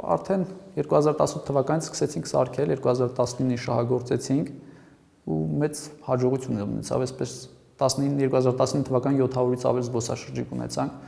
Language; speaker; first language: Armenian; native; Armenian